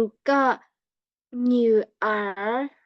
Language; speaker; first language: Chinese; non-native, learner; Burmese